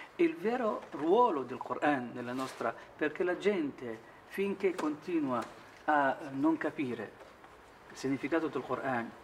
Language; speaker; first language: Italian; non-native, fluent; Arabic